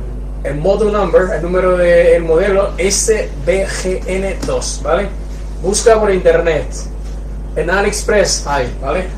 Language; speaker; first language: Spanish; non-native, fluent; Chinese